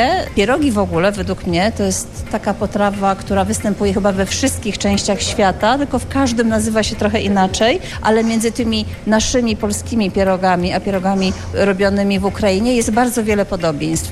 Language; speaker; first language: Polish; native; Polish